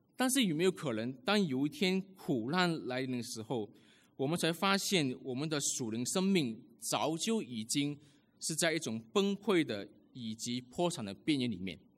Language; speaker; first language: Chinese; early bilingual, heritage; Chinese